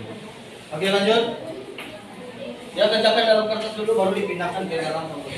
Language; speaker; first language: Indonesian; native; Indonesian